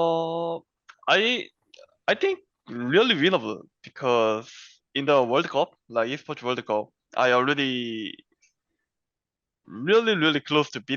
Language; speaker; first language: English; non-native, learner; Korean